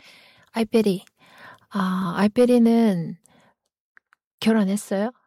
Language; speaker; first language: Korean; non-native, learner; Kyrgyz